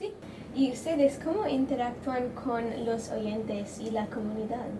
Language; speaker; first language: Spanish; non-native, learner; English